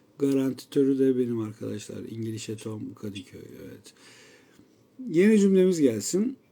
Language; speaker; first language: Turkish; native; Turkish